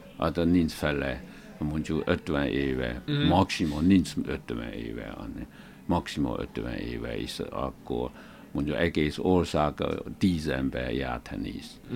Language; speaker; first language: Hungarian; non-native, learner; Chinese